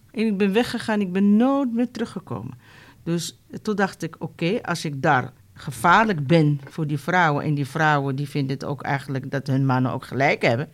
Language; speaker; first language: Dutch; non-native, fluent; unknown